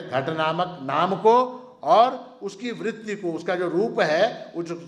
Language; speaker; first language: Hindi; non-native, local second language; Marathi